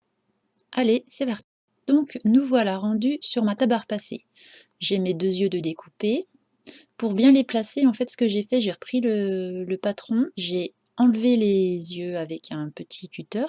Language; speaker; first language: French; native; French